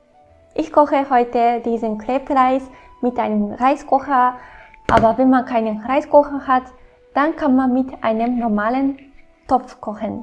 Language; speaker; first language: German; non-native, fluent; Japanese